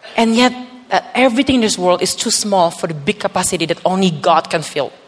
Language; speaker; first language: English; non-native, fluent; Indonesian